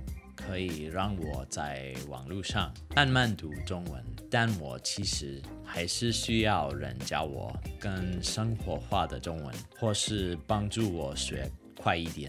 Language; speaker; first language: Chinese; non-native, fluent; English